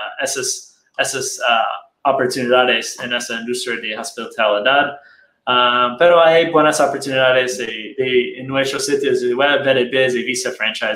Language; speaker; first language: Spanish; non-native, fluent; Portuguese